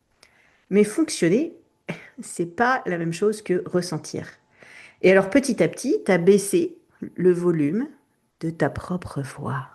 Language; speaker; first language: French; native; French